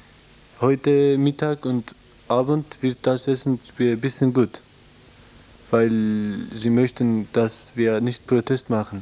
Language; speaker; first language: German; non-native, learner; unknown